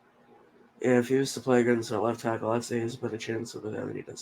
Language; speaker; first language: English; native; English